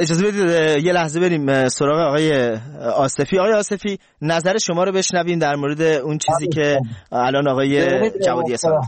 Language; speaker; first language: Persian; native; Persian